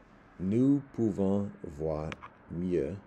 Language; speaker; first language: French; non-native, learner; English